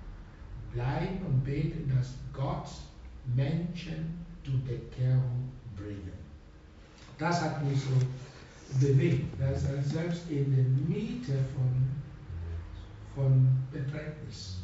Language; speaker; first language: German; non-native, fluent; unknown